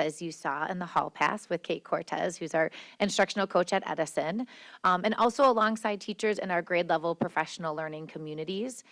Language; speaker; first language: English; native; English